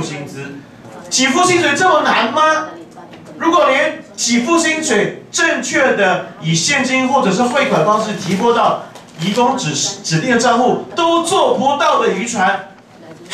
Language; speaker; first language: Chinese; native; Chinese